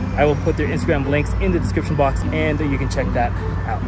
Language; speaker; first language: English; native; English